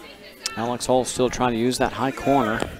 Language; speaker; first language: English; native; English